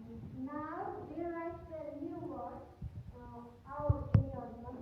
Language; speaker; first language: English; non-native, fluent; Uzbek